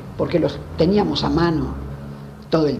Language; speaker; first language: Spanish; native; Spanish